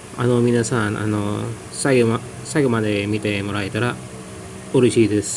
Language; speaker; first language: Japanese; non-native, fluent; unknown